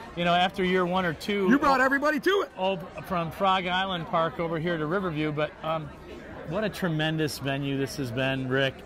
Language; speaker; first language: English; native; English